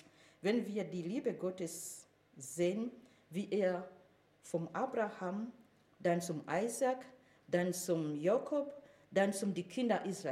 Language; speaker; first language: German; non-native, fluent; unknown